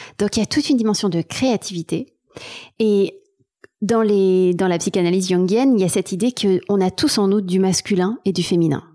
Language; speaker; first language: French; native; French